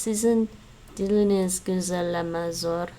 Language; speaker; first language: Turkish; non-native, learner; English